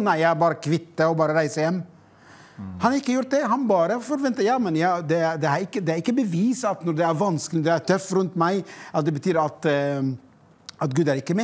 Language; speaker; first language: Swedish; non-native, fluent; Arabic